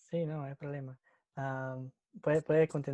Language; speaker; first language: Spanish; non-native, fluent; English